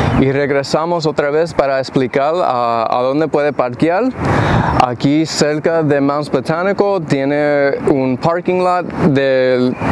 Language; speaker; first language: Spanish; early bilingual, heritage; English